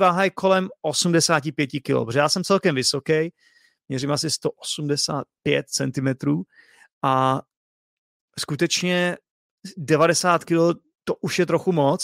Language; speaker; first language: Czech; native; Czech